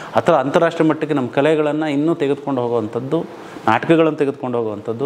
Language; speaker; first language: Kannada; non-native, local second language; Lambadi